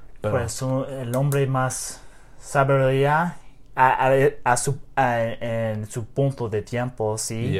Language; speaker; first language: Spanish; non-native, learner; English